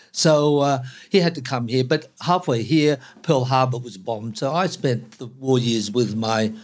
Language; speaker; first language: English; non-native, local second language; Cantonese